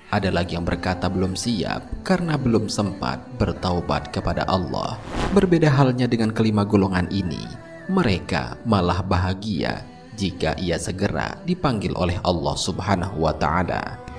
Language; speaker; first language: Indonesian; native; Indonesian